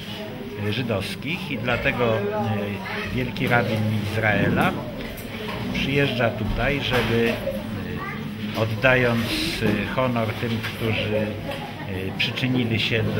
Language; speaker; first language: Polish; native; Polish